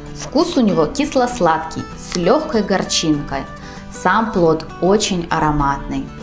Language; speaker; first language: Russian; native; Russian